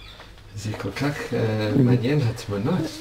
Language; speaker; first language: Hebrew; non-native, learner; English